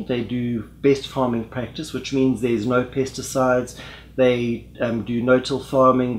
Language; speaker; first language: English; native; English